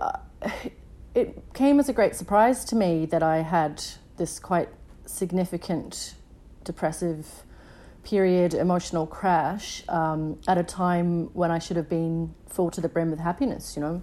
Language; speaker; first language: English; native; English